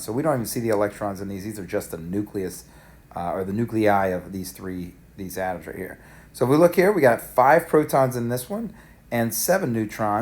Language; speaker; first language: English; native; English